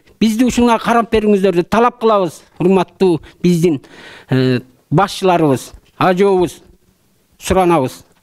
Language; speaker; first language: Kyrgyz; native; Kyrgyz